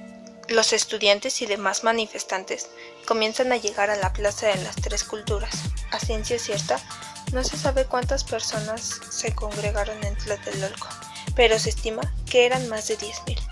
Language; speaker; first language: Spanish; native; Spanish